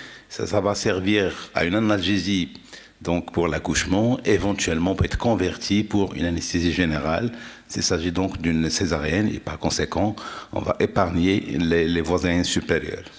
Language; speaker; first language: French; non-native, local second language; Arabic